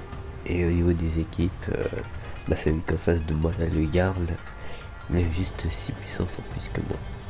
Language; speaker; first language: French; native; French